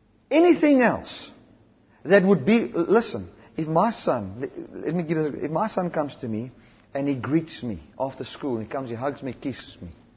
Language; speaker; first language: English; non-native, local second language; Afrikaans